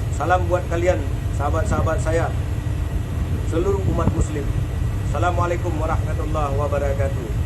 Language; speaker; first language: Malay; non-native, local second language; Achinese